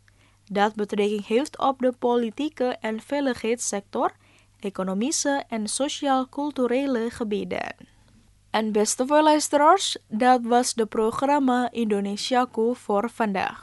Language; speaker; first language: Dutch; non-native, fluent; Indonesian